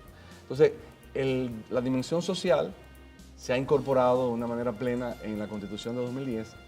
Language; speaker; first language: Spanish; native; Spanish